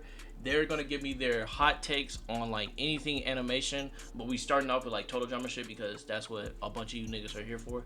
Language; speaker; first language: English; native; English